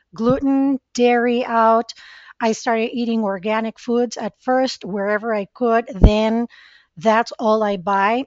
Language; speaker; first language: English; non-native, fluent; Spanish